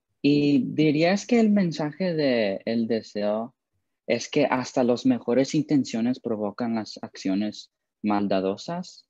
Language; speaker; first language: Spanish; non-native, learner; English